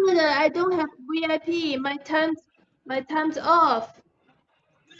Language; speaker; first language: English; non-native, learner; Chinese